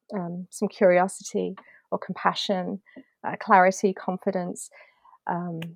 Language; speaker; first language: English; native; English